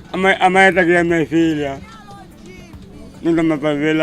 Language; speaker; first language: Portuguese; non-native, local second language; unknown